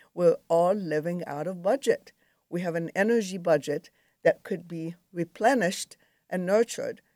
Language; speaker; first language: English; non-native, fluent; Arabic